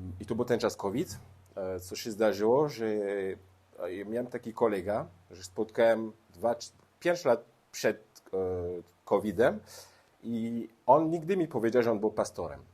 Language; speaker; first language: Polish; non-native, learner; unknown